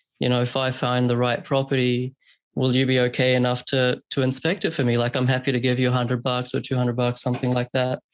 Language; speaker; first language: English; early bilingual, other home language; Hindi